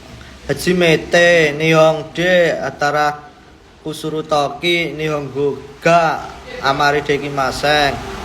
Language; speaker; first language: Japanese; non-native, learner; Indonesian